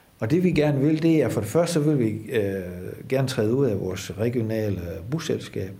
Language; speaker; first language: Danish; non-native, fluent; Dutch